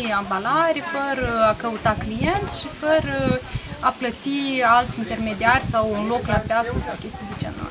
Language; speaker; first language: Romanian; native; Romanian